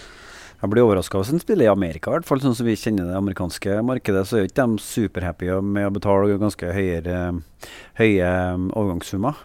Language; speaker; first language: Norwegian; native; Norwegian